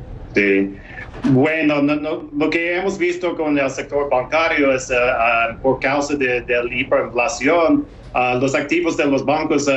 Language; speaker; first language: Spanish; non-native, fluent; English